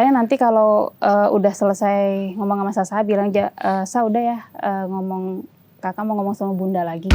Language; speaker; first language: Indonesian; native; Indonesian